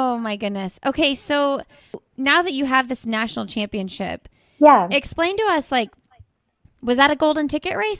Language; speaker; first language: English; native; English